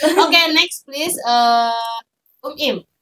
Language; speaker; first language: English; non-native, learner; Indonesian